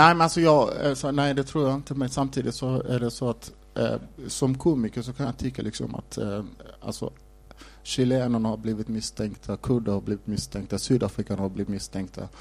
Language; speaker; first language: Swedish; non-native, fluent; Somali